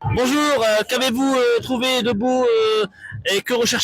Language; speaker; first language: French; native; French